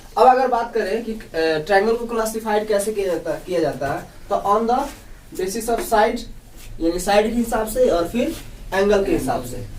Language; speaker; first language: Hindi; native; Hindi